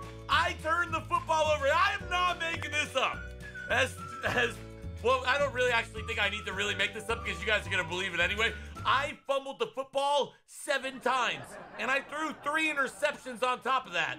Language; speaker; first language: English; native; English